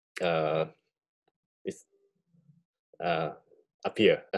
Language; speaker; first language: English; non-native, learner; Japanese